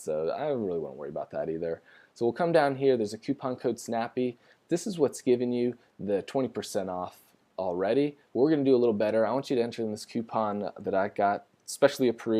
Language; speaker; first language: English; native; English